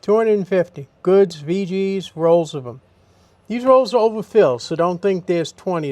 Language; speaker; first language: English; native; English